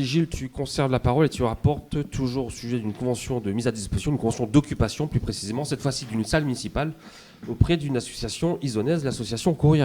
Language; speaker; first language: French; native; French